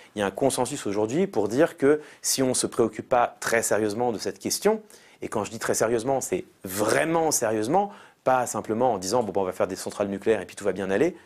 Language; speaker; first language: French; native; French